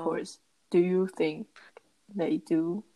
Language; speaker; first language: English; non-native, learner; Chinese